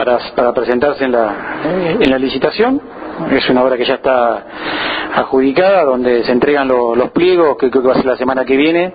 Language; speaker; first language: Spanish; native; Spanish